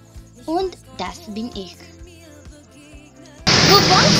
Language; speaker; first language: German; non-native, learner; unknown